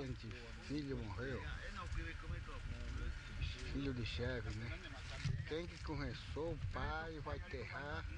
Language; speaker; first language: Portuguese; non-native, local second language; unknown